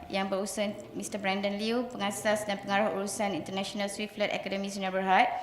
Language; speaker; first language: Malay; native; Malay